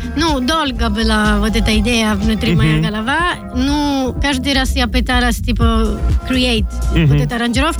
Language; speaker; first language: Russian; non-native, learner; Italian